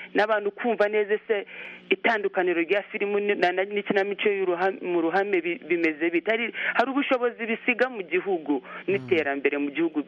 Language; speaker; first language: Kinyarwanda; early bilingual, heritage; Kinyarwanda